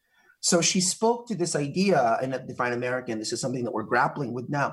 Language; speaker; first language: English; native; English